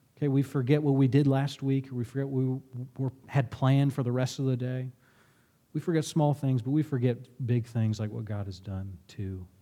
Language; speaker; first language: English; native; English